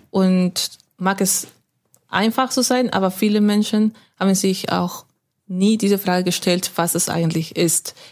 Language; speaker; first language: German; non-native, fluent; Spanish